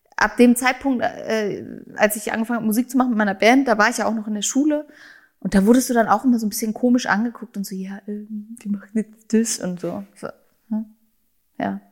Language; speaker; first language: German; native; German